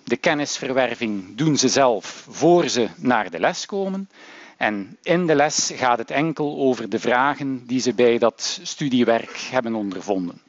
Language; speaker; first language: Dutch; native; Dutch